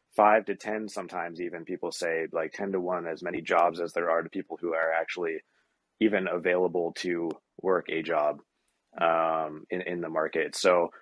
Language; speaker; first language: English; native; English